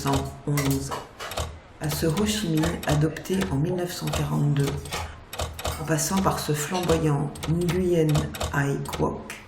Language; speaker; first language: French; native; French